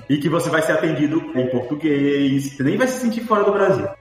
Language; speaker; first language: Portuguese; native; Portuguese